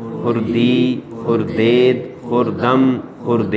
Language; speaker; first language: Persian; non-native, fluent; Urdu